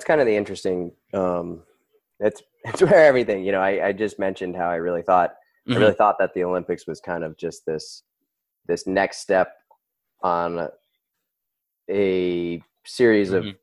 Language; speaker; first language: English; native; English